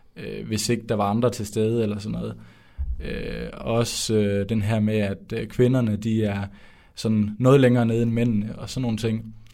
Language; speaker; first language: Danish; native; Danish